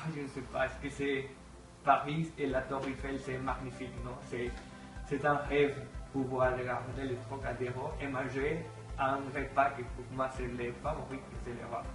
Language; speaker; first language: French; non-native, learner; Spanish